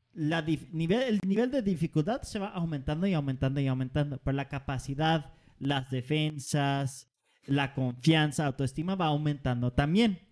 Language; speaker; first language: Spanish; non-native, fluent; Danish